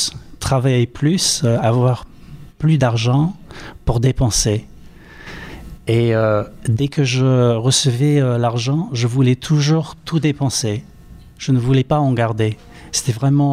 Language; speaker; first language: French; non-native, fluent; English